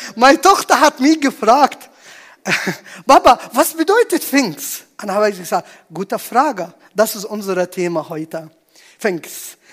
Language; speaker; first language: German; non-native, learner; Arabic